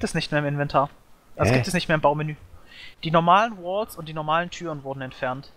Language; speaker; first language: German; native; German